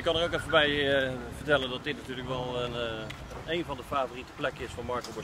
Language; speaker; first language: Dutch; native; Dutch